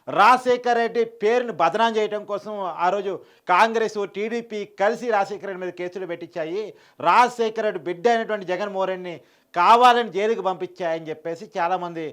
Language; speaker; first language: Telugu; native; Telugu